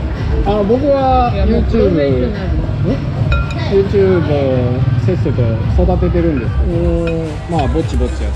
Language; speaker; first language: Japanese; native; Japanese